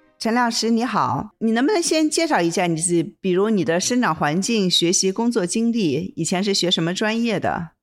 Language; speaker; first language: Chinese; native; Chinese